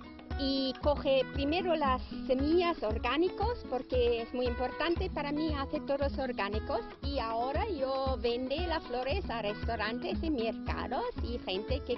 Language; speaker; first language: Spanish; non-native, learner; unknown